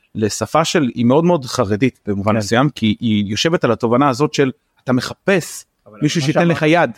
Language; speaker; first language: Hebrew; native; Hebrew